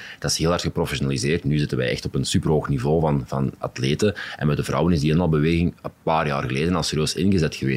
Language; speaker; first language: Dutch; native; Dutch